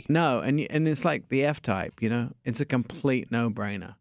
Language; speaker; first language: English; native; English